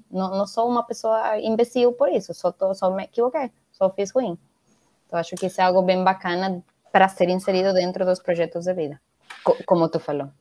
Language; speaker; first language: Portuguese; non-native, fluent; Spanish